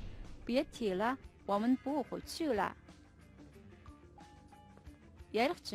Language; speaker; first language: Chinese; non-native, fluent; Mongolian